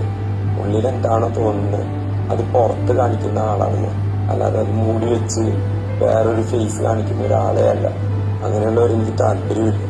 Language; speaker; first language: Malayalam; native; Malayalam